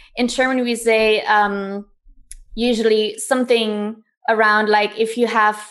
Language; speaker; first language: English; non-native, fluent; German